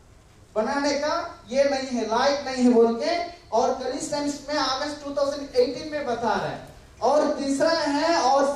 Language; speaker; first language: Hindi; non-native, local second language; Tamil